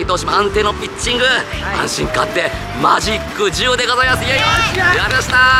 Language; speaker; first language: Japanese; native; Japanese